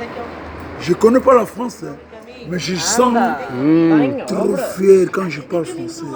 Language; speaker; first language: French; non-native, learner; Portuguese